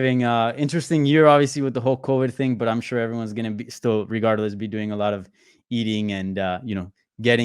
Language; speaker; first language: English; native; English